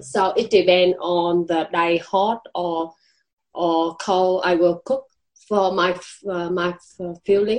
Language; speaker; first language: English; non-native, learner; Vietnamese